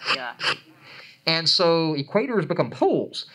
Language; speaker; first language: English; native; English